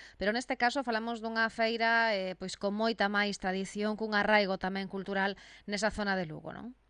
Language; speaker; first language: Galician; native; Galician